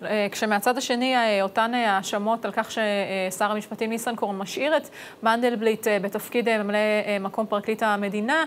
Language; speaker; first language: Hebrew; native; Hebrew